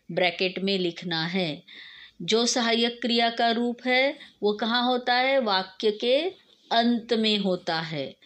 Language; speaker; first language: Hindi; non-native, local second language; Marathi